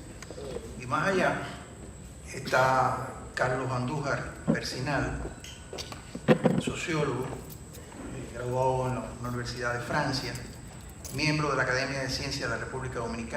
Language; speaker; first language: Spanish; native; Spanish